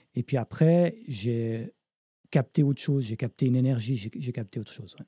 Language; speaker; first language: French; native; French